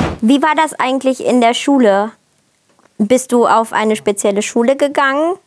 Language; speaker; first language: German; native; German